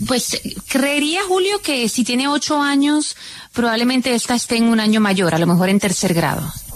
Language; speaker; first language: Spanish; native; Spanish